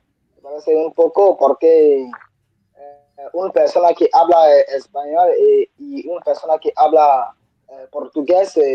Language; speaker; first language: Spanish; non-native, learner; French